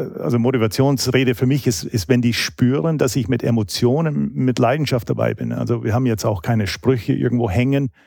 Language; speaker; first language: German; non-native, fluent; English